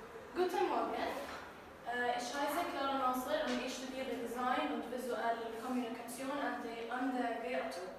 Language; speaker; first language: German; non-native, learner; Arabic